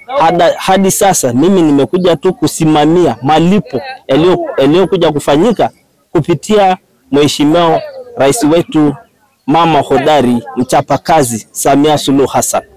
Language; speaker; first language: Swahili; non-native, local second language; Masai